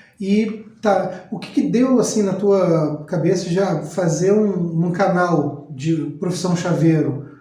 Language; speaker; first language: Portuguese; native; Portuguese